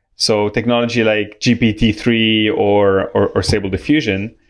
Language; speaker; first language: English; non-native, fluent; Arabic